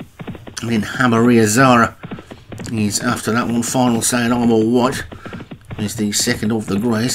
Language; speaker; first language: English; native; English